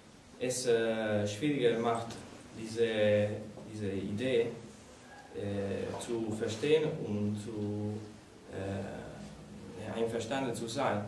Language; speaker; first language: German; non-native, learner; Italian